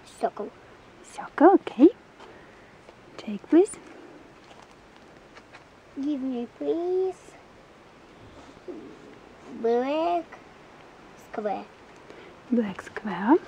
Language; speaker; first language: English; non-native, learner; Russian